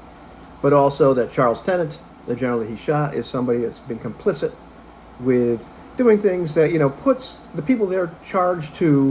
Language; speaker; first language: English; native; English